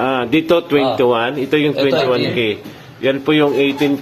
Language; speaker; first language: Filipino; native; Filipino